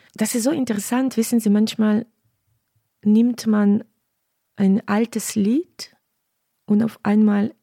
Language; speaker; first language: German; non-native, fluent; Ukrainian